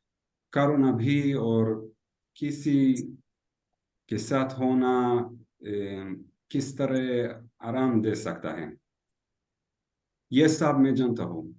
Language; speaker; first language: Hindi; non-native, learner; Hebrew